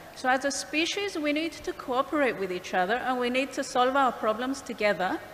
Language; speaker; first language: English; non-native, fluent; Greek